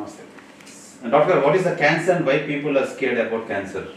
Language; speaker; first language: Telugu; native; Telugu